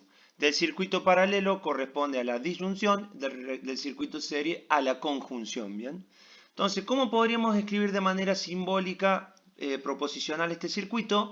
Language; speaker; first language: Spanish; native; Spanish